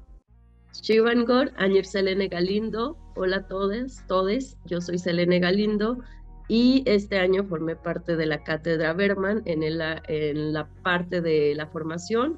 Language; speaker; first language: Spanish; native; Spanish